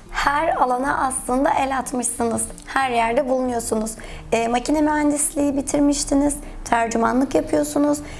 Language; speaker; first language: Turkish; native; Turkish